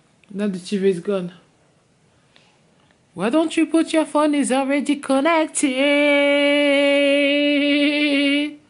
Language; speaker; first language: English; non-native, fluent; French